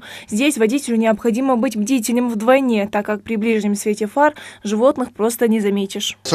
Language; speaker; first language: Russian; native; Russian